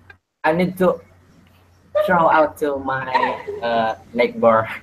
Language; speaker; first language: English; non-native, learner; Indonesian